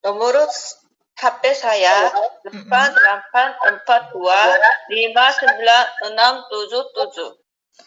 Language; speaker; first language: Indonesian; non-native, learner; Korean